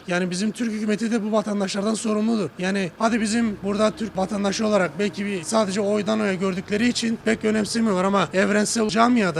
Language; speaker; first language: Turkish; native; Turkish